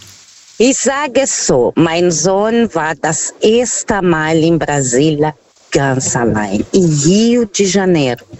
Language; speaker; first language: German; non-native, fluent; Portuguese